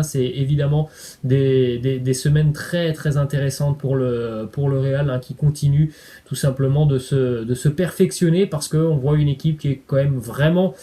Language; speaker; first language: French; native; French